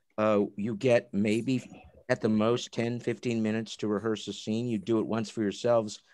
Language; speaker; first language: English; native; English